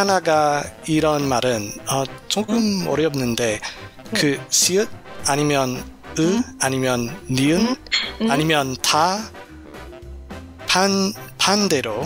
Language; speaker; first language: Korean; non-native, learner; English